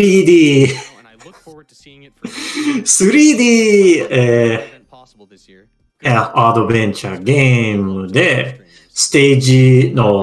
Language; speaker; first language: Japanese; non-native, learner; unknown